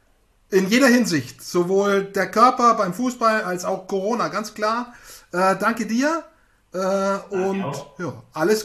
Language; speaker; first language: German; native; German